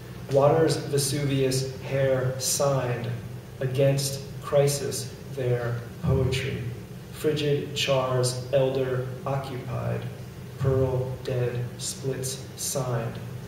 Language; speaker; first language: English; native; English